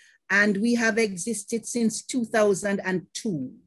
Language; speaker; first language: English; native; English